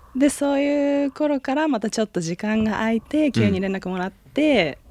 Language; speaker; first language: Japanese; native; Japanese